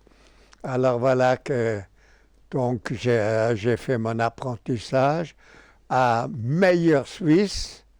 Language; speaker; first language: French; non-native, local second language; German